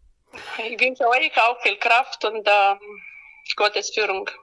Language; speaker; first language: German; non-native, learner; Romanian